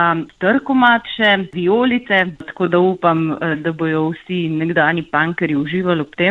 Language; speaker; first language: Slovenian; native; Slovenian